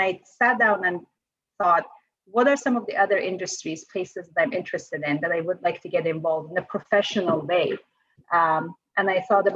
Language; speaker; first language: English; non-native, fluent; Persian